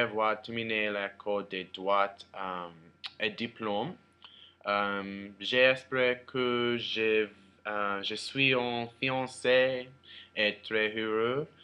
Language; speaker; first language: French; non-native, learner; English